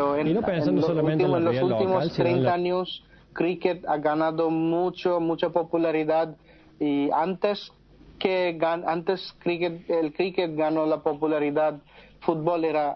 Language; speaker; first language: Spanish; non-native, fluent; Bangla